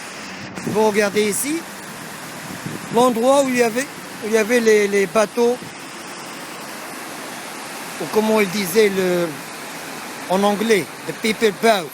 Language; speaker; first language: French; non-native, local second language; Arabic